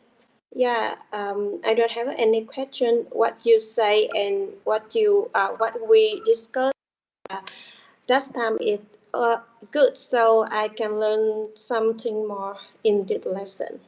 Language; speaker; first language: English; non-native, learner; Vietnamese